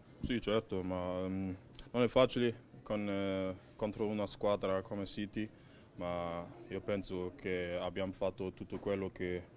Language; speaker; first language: Italian; non-native, learner; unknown